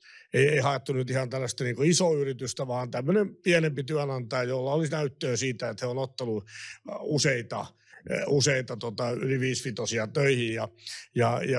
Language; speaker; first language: Finnish; native; Finnish